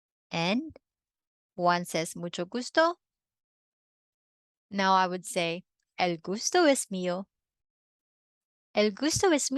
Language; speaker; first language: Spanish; non-native, fluent; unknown